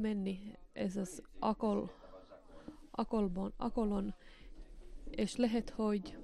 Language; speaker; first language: Hungarian; non-native, learner; Finnish